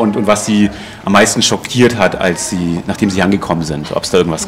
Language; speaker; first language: German; native; German